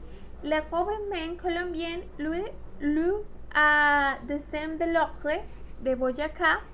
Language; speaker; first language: French; non-native, learner; Spanish